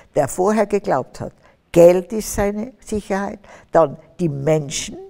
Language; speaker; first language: German; native; German